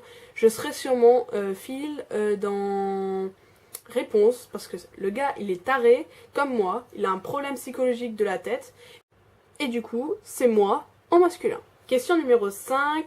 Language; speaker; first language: French; native; French